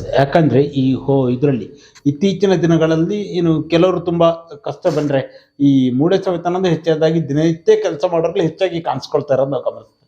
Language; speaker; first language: Kannada; native; Kannada